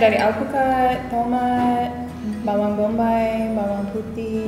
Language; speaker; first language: Indonesian; non-native, fluent; English